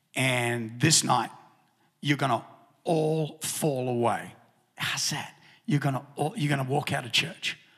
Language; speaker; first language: English; native; English